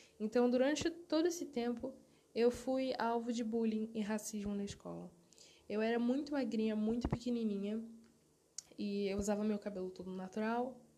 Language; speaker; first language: Portuguese; early bilingual, other home language; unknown